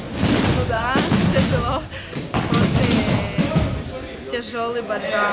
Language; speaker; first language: Russian; early bilingual, heritage; Russian